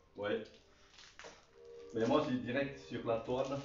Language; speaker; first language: French; non-native, learner; Chinese